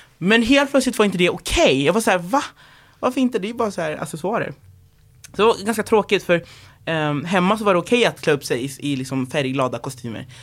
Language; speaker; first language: Swedish; early bilingual, other home language; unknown